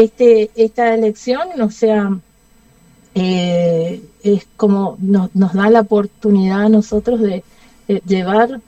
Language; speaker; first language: Spanish; native; Spanish